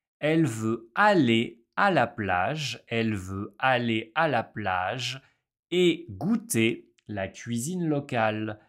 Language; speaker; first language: French; non-native, fluent; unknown